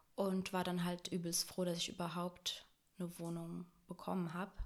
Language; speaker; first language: German; early bilingual, other home language; Portuguese